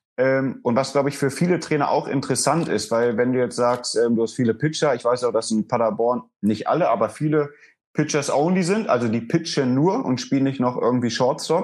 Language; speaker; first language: German; native; German